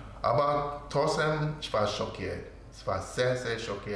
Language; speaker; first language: German; non-native, learner; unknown